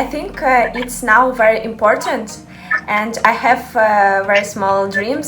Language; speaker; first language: English; non-native, learner; Ukrainian